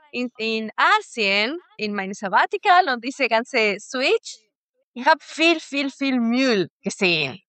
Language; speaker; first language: German; non-native, fluent; Spanish